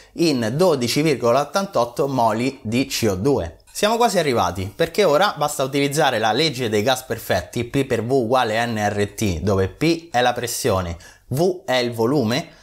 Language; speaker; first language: Italian; native; Italian